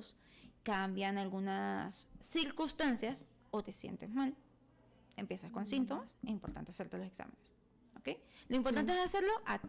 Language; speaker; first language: Spanish; native; Spanish